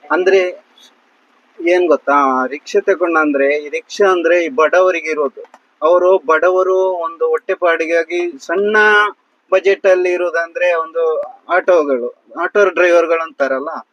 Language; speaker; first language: Kannada; native; Kannada